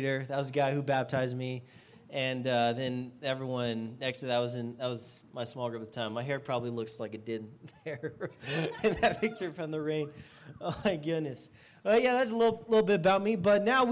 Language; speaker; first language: English; native; English